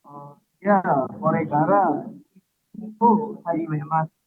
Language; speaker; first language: Japanese; non-native, learner; Indonesian